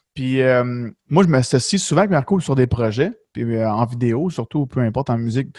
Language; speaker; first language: French; native; French